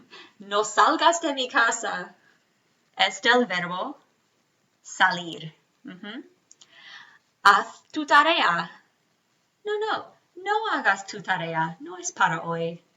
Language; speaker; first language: Spanish; non-native, fluent; English